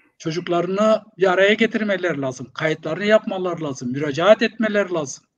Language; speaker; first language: Turkish; non-native, local second language; Zaza